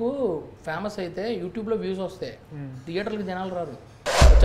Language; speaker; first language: Telugu; native; Telugu